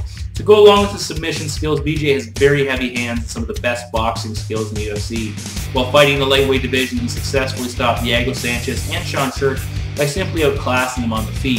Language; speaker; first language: English; native; English